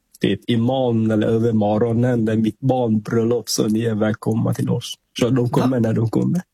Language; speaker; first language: Swedish; non-native, fluent; Vietnamese